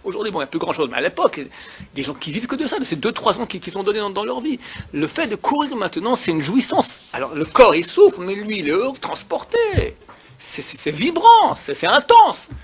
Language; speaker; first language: French; native; French